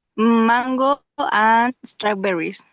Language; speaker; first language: English; non-native, learner; Spanish